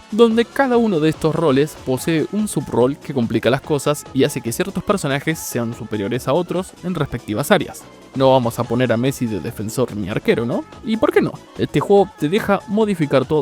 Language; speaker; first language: Spanish; native; Spanish